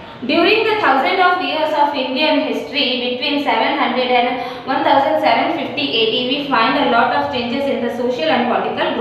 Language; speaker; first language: English; non-native, local second language; Hindi